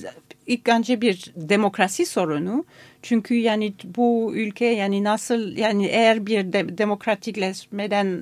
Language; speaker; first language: Turkish; non-native, fluent; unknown